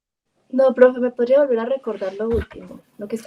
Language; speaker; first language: Spanish; native; Spanish